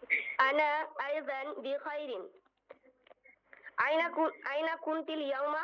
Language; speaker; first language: Arabic; non-native, learner; Bangla